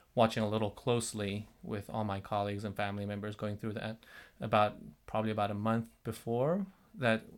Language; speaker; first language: English; non-native, fluent; Korean